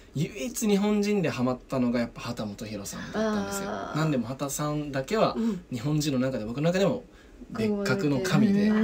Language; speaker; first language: Japanese; native; Japanese